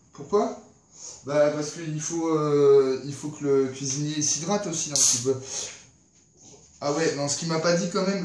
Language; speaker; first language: French; native; French